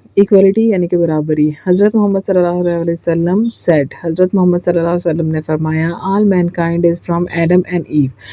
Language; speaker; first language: Urdu; native; Urdu